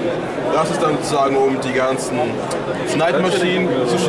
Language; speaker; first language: German; native; German